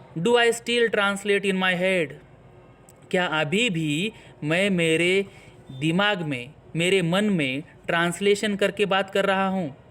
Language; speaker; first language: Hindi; non-native, local second language; Marathi